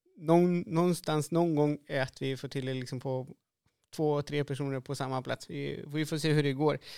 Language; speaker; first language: Swedish; non-native, fluent; Spanish